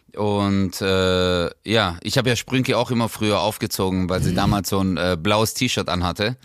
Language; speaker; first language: German; early bilingual, other home language; Turkish